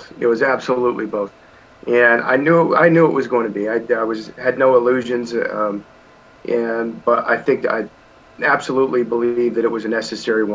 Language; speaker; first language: English; native; English